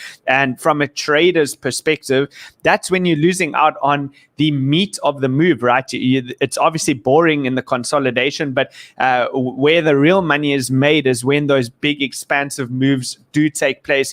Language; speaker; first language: English; native; English